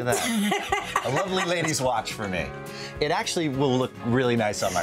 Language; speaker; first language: English; native; English